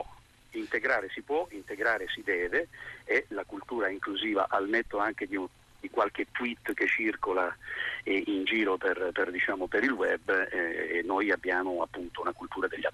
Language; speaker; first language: Italian; native; Italian